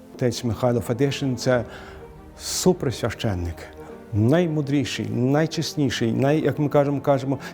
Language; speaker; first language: Ukrainian; native; Ukrainian